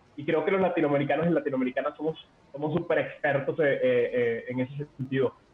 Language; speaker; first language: Spanish; native; Spanish